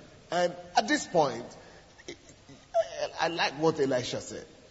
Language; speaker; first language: English; non-native, local second language; Yoruba